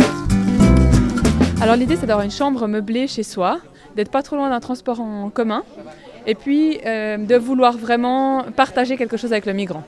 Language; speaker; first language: French; native; French